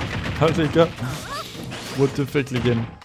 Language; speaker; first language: French; native; French